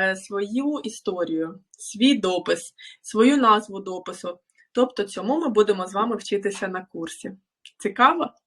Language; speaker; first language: Ukrainian; non-native, local second language; Russian